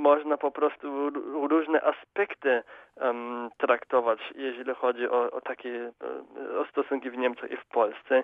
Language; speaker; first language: Polish; non-native, fluent; German